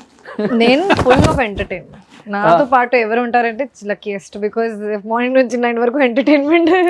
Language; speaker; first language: Telugu; non-native, local second language; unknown